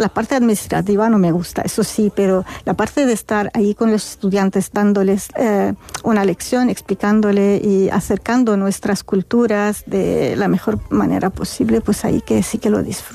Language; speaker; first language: Spanish; non-native, fluent; Arabic